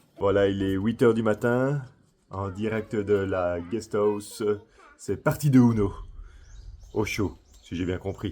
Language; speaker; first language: French; native; French